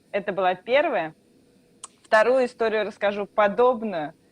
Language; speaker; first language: Russian; native; Russian